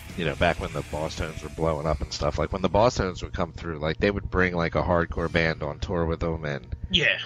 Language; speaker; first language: English; native; English